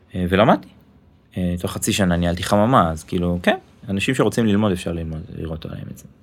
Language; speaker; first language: Hebrew; native; Hebrew